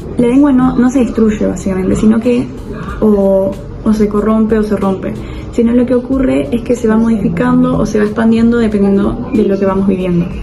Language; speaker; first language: Spanish; native; Spanish